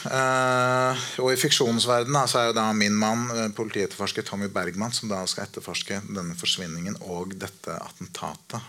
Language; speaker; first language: Norwegian; native; Norwegian